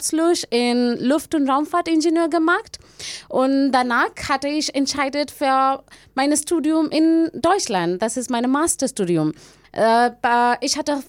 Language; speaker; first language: German; non-native, fluent; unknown